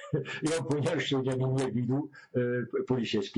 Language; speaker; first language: Russian; non-native, learner; French